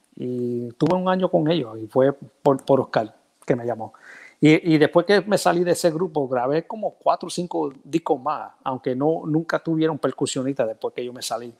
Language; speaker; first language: Spanish; early bilingual, heritage; Spanish